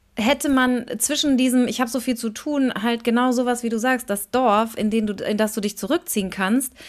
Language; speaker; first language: German; native; German